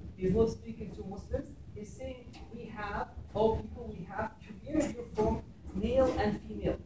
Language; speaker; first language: English; non-native, fluent; Arabic